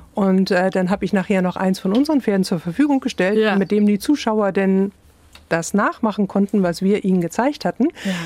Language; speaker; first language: German; native; German